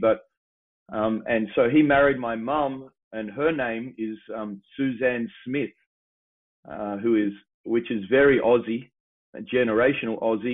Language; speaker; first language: English; native; English